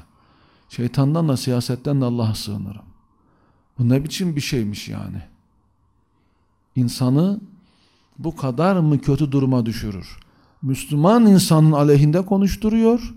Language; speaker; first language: Turkish; native; Turkish